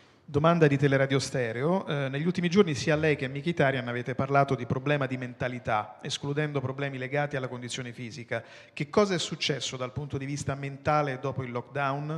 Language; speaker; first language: Italian; native; Italian